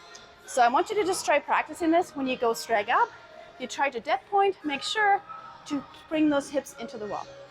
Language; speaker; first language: English; native; English